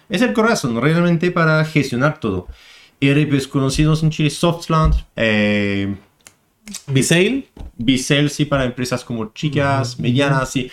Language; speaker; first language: Spanish; non-native, fluent; French